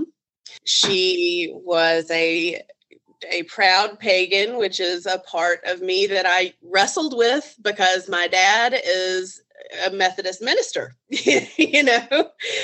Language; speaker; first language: English; native; English